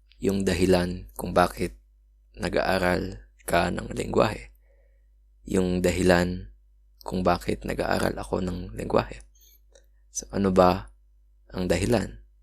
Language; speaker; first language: Filipino; native; Filipino